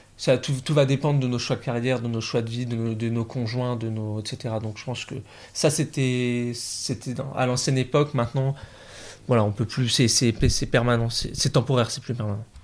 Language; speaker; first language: French; native; French